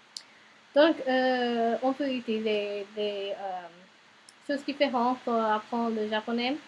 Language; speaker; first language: French; non-native, learner; English